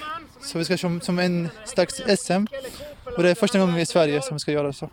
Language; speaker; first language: Swedish; non-native, fluent; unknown